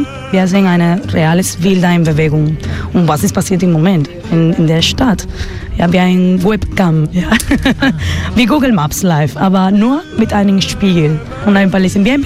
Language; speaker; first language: German; non-native, learner; Spanish